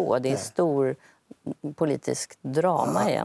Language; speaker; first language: Swedish; native; Swedish